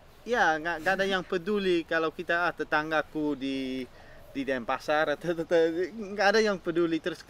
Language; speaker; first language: Indonesian; non-native, fluent; Dutch